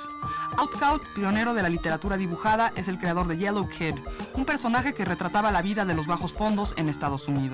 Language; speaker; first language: Spanish; native; Spanish